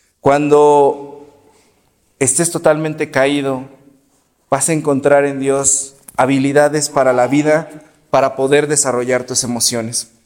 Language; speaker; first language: Spanish; native; Spanish